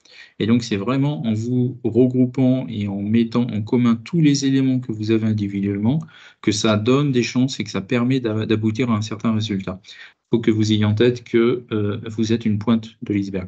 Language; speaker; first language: French; native; French